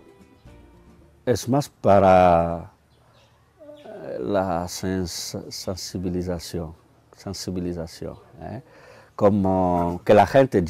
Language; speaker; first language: Spanish; non-native, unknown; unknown